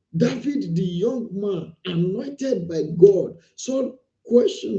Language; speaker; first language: English; non-native, local second language; Yoruba